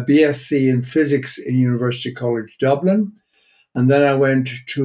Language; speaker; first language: English; native; English